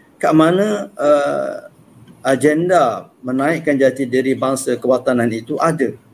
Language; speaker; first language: Malay; native; Malay